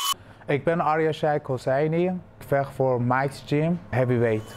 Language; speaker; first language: Dutch; early bilingual, other home language; Persian